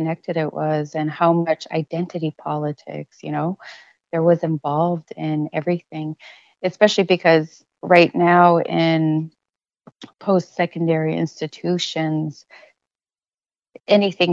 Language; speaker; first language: English; non-native, local second language; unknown